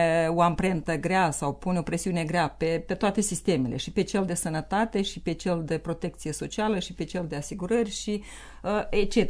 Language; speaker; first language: Romanian; native; Romanian